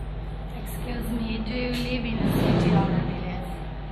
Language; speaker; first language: English; non-native, learner; Nepali